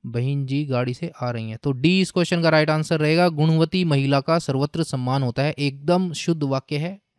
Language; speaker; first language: Hindi; native; Hindi